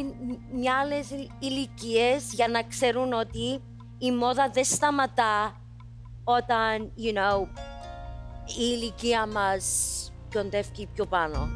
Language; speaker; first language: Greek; early bilingual, heritage; Greek